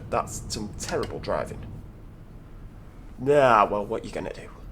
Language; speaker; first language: English; native; English